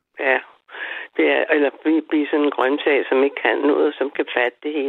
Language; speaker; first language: Danish; native; Danish